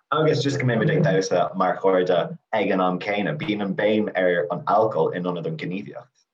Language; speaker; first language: Irish; native; Irish